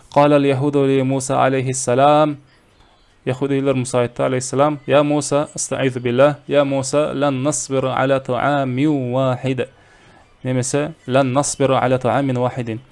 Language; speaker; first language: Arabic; non-native, fluent; Kazakh